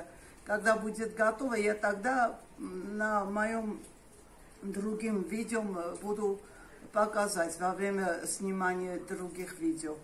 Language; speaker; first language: Russian; non-native, fluent; Armenian